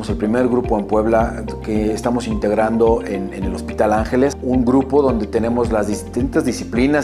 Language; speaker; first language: Spanish; native; Spanish